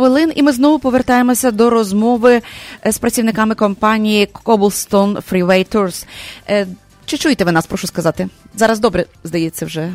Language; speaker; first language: Ukrainian; native; Ukrainian